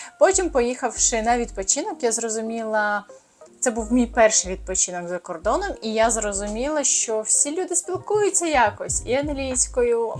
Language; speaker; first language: Ukrainian; native; Ukrainian